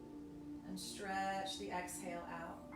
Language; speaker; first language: English; native; English